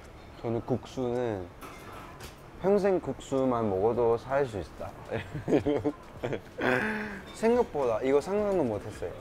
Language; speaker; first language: Korean; non-native, fluent; Cantonese